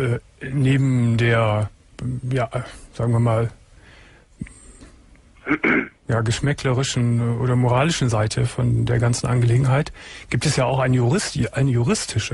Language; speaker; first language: German; native; German